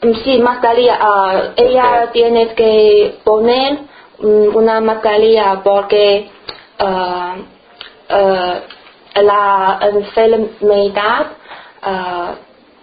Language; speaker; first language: Spanish; non-native, learner; Chinese